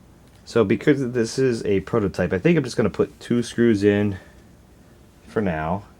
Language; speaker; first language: English; native; English